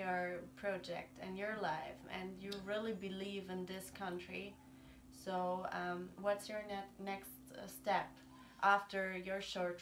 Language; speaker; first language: English; non-native, learner; German